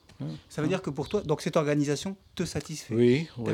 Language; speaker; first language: French; native; French